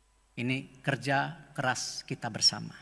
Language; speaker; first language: Indonesian; native; Indonesian